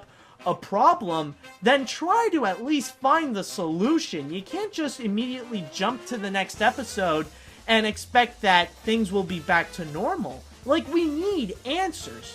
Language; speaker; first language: English; native; English